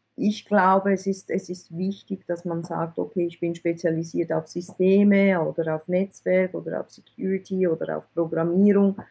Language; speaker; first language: German; early bilingual, other home language; Persian